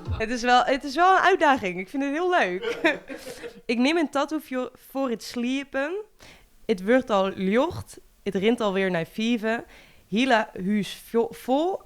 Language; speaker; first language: Dutch; native; Dutch